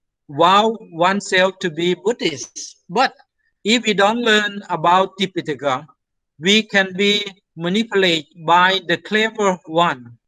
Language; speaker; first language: English; non-native, fluent; Thai